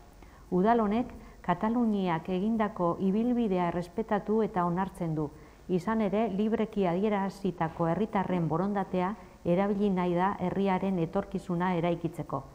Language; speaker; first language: Basque; native; Basque